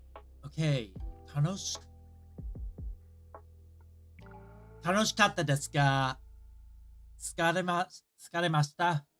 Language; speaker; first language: Japanese; non-native, learner; English